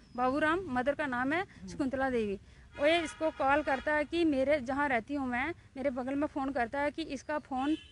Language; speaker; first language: Hindi; native; Hindi